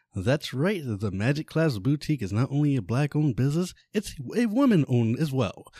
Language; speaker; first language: English; native; English